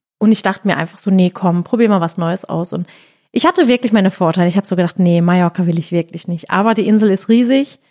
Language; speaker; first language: German; native; German